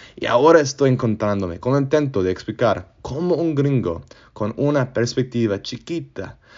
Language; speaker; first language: Spanish; non-native, fluent; English